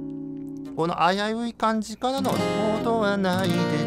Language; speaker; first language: Japanese; native; Japanese